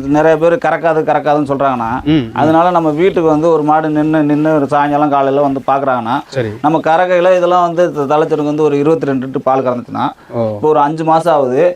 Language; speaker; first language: Tamil; native; Tamil